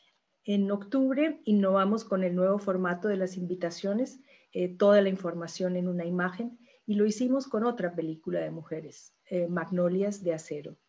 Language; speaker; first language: Spanish; native; Spanish